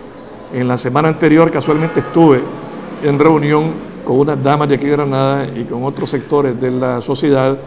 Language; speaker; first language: Spanish; native; Spanish